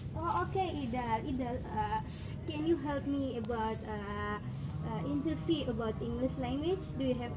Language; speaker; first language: English; non-native, learner; Indonesian